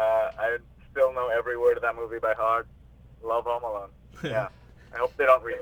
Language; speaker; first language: English; non-native, local second language; Hindi